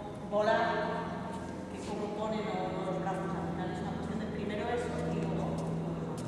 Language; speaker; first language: Spanish; native; Spanish